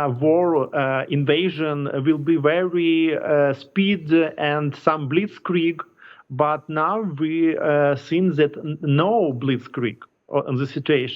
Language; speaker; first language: English; non-native, learner; Ukrainian